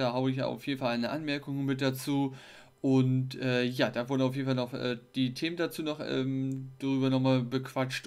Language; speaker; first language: German; native; German